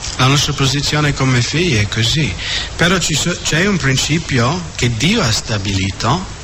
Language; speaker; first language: Italian; non-native, fluent; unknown